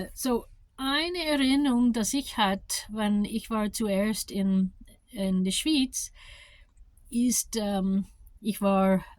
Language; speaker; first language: German; non-native, learner; English